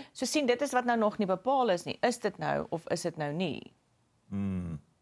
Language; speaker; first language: Afrikaans; native; Afrikaans